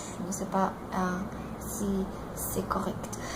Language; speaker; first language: French; non-native, learner; Portuguese